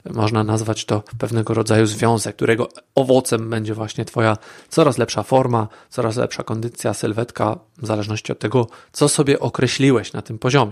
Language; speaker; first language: Polish; native; Polish